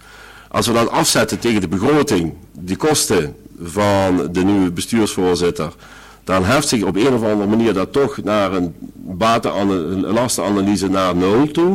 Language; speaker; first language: Dutch; native; Dutch